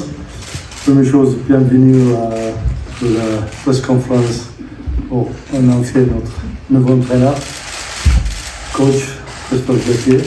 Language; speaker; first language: French; non-native, learner; Arabic